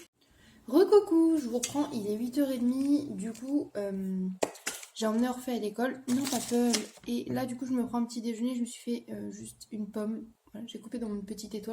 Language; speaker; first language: French; native; French